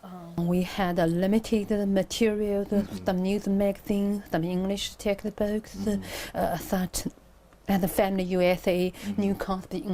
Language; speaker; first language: English; non-native, learner; Chinese